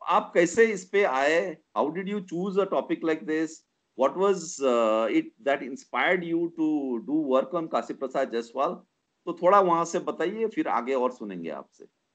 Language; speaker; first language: Hindi; non-native, local second language; Nepali